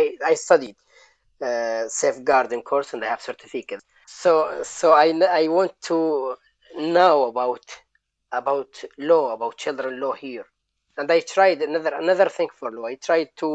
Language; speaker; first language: English; non-native, learner; Arabic